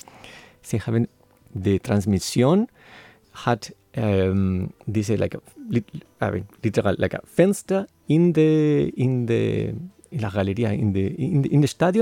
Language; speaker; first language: German; non-native, learner; Spanish